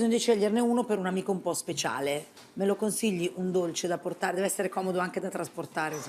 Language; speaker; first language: Italian; native; Italian